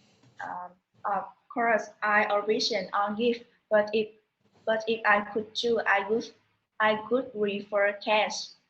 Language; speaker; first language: English; non-native, learner; Vietnamese